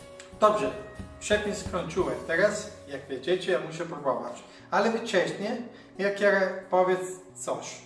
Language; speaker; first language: Polish; non-native, learner; Italian